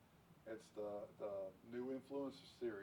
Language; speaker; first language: English; native; English